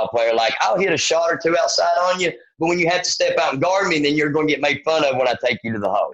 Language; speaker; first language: English; native; English